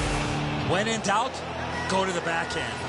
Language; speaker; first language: English; native; English